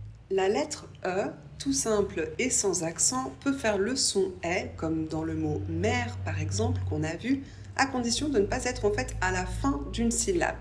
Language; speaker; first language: French; native; French